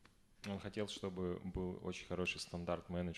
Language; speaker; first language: Russian; native; Russian